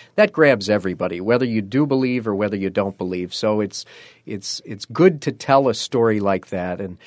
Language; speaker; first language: English; native; English